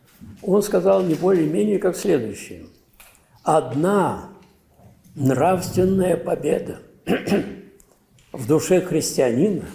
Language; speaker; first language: Russian; native; Russian